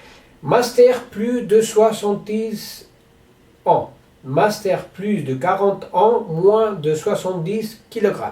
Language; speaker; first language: French; non-native, learner; Spanish